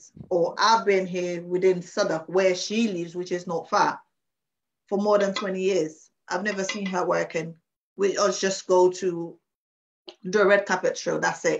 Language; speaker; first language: English; non-native, local second language; Krio